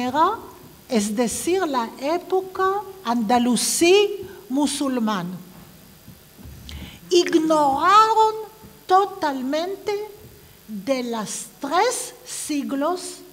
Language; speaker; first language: Spanish; non-native, fluent; Hebrew